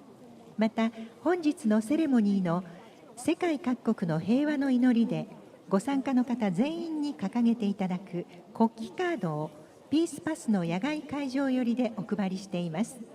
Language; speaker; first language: Japanese; native; Japanese